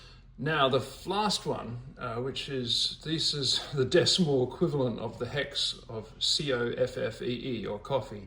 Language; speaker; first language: English; native; English